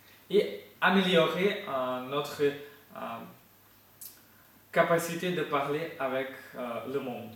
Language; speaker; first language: French; non-native, fluent; Ukrainian